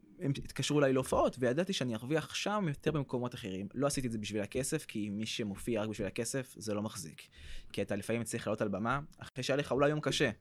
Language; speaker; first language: Hebrew; early bilingual, other home language; French